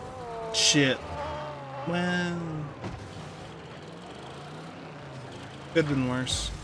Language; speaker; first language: English; native; English